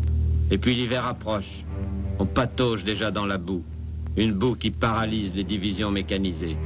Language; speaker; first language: French; native; French